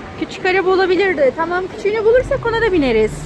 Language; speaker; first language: Turkish; native; Turkish